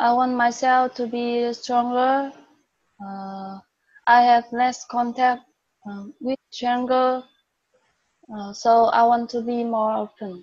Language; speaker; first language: English; non-native, learner; Vietnamese